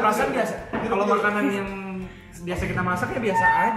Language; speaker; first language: Indonesian; native; Indonesian